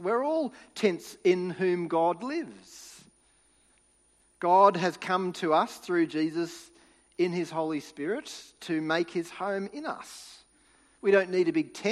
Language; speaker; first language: English; native; English